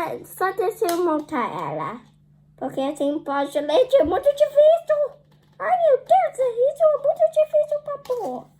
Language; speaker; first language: Portuguese; early bilingual, heritage; Portuguese